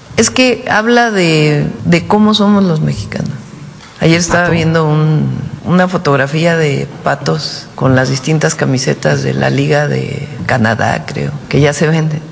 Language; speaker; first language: Spanish; native; Spanish